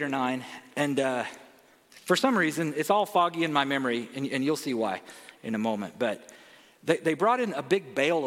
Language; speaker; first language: English; native; English